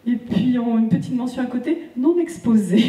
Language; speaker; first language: French; native; French